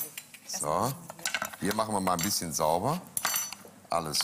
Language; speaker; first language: German; native; German